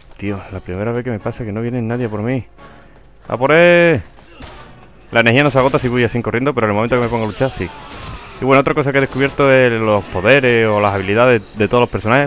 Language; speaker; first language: Spanish; native; Spanish